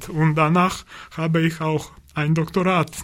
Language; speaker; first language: German; non-native, learner; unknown